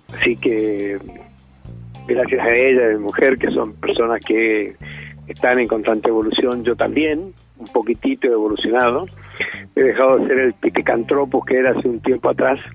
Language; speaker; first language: Spanish; native; Spanish